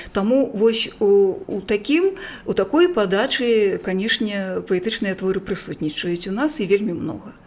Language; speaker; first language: Belarusian; native; Belarusian